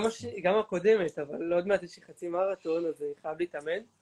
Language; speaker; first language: Hebrew; native; Hebrew